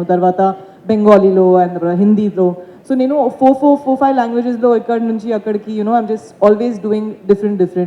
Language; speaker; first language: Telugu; non-native, learner; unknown